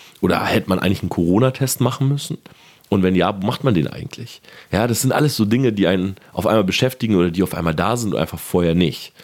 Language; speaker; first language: German; native; German